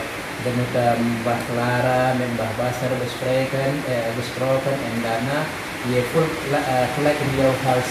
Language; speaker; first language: Dutch; non-native, learner; Indonesian